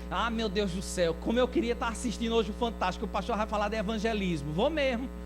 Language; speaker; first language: Portuguese; native; Portuguese